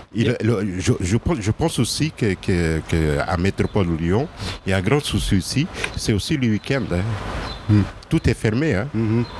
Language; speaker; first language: French; non-native, fluent; Portuguese